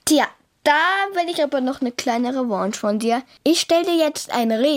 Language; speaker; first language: German; native; German